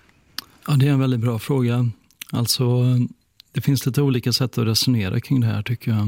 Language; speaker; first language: Swedish; native; Swedish